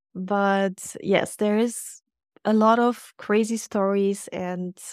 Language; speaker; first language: English; non-native, fluent; German